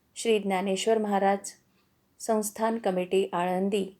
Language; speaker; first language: Hindi; non-native, local second language; Marathi